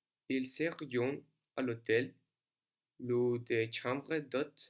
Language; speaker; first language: French; non-native, learner; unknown